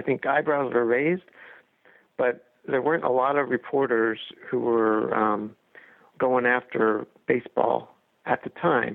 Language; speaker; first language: English; native; English